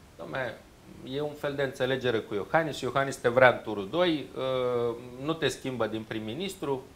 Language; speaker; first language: Romanian; native; Romanian